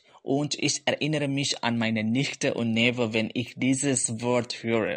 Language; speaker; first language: German; non-native, fluent; Indonesian